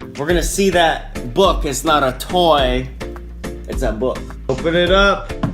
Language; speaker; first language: English; native; English